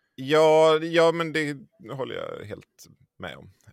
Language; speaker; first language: Swedish; native; Swedish